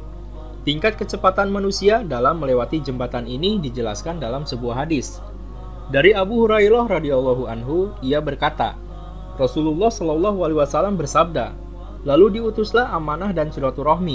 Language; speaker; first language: Indonesian; native; Indonesian